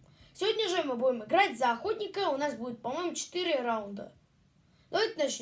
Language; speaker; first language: Russian; native; Russian